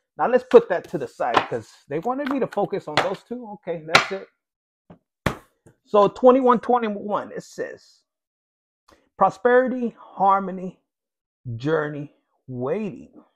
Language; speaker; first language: English; early bilingual, other home language; Spanish